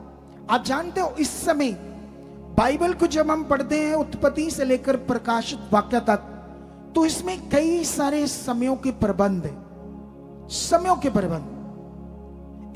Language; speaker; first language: Hindi; native; Hindi